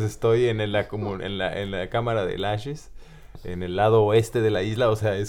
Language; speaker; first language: Spanish; native; Spanish